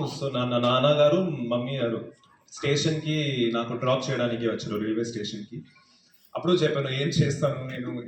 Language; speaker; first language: Telugu; non-native, fluent; Hindi